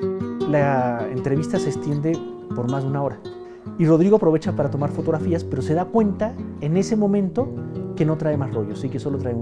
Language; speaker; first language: Spanish; native; Spanish